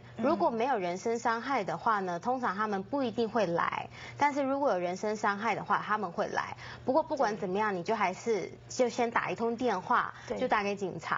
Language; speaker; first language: Chinese; native; Chinese